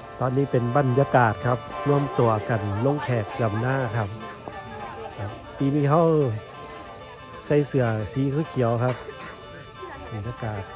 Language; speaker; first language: Thai; native; Thai